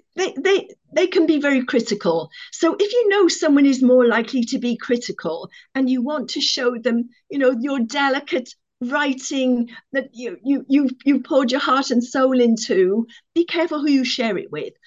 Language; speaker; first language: English; native; English